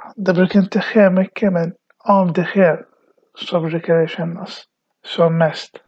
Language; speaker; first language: Swedish; early bilingual, other home language; Arabic